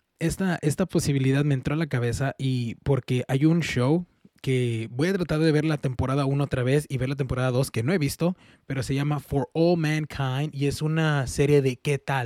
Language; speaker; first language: Spanish; early bilingual, heritage; Spanish